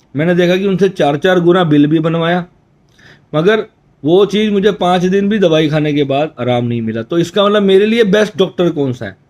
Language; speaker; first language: Hindi; native; Hindi